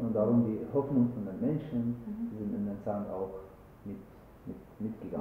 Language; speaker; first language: German; non-native, learner; Arabic